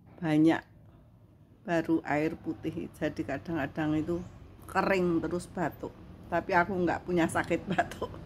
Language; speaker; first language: Indonesian; non-native, local second language; Javanese